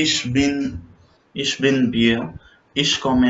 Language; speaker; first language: German; non-native, learner; Bangla